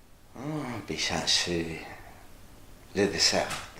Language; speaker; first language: French; non-native, fluent; Spanish